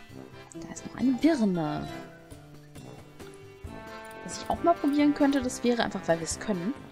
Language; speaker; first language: German; native; German